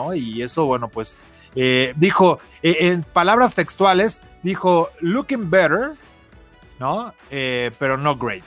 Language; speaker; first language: Spanish; native; Spanish